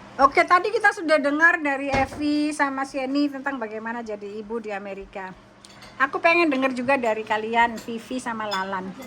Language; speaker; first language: Indonesian; native; Indonesian